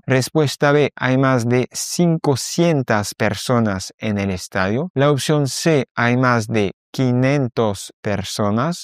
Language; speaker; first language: Spanish; non-native, fluent; French